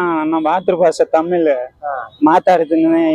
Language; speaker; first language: Kannada; non-native, local second language; Tamil